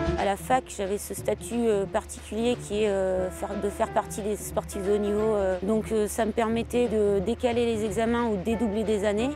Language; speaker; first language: French; native; French